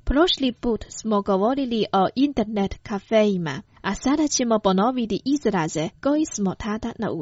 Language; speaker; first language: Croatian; non-native, fluent; Chinese